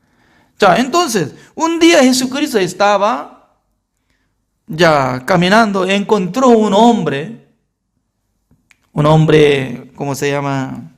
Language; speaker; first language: Spanish; non-native, fluent; Korean